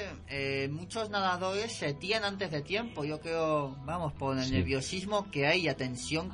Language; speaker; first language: Spanish; native; Spanish